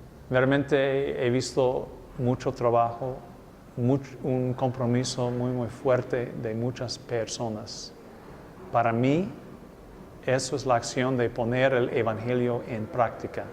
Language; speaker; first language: Spanish; non-native, fluent; English